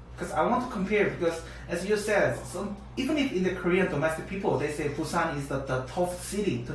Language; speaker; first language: English; non-native, learner; Korean